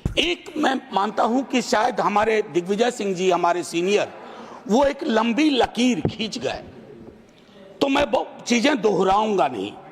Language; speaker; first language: Hindi; native; Hindi